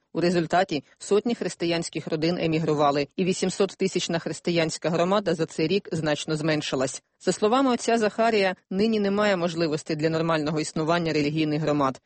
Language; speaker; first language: Ukrainian; native; Ukrainian